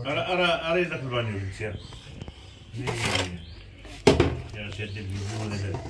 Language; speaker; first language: Arabic; native; Arabic